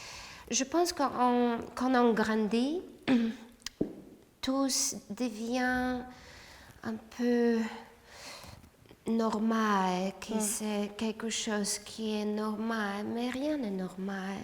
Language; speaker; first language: French; non-native, fluent; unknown